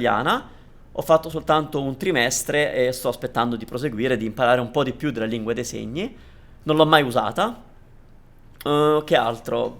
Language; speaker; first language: Italian; native; Italian